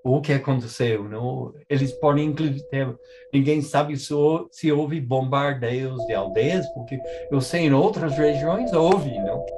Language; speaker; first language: Portuguese; non-native, fluent; English